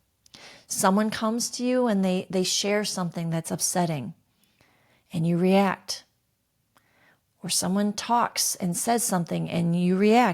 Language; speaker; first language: English; native; English